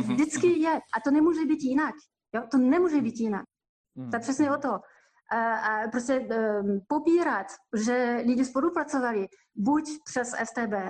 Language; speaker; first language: Czech; non-native, fluent; French